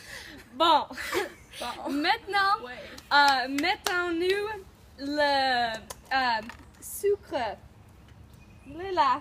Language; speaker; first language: French; non-native, learner; English